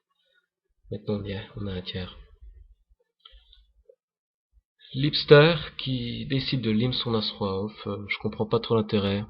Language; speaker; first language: French; native; French